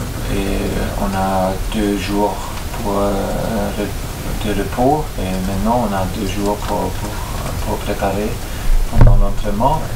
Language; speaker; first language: French; non-native, fluent; German